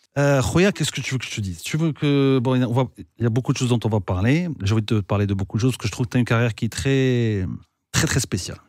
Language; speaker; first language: French; non-native, local second language; Arabic